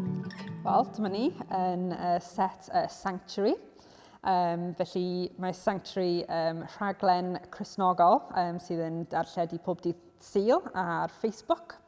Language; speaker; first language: Welsh; non-native, local second language; English